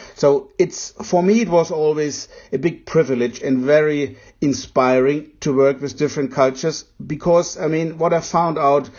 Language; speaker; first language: English; non-native, fluent; German